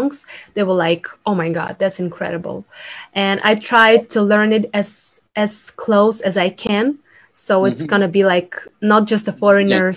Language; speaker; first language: English; non-native, fluent; Ukrainian